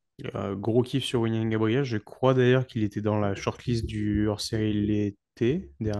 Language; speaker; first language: French; native; French